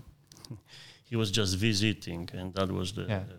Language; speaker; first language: English; non-native, fluent; Polish